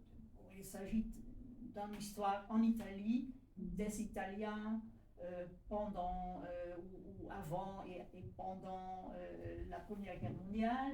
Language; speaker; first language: French; non-native, fluent; Dutch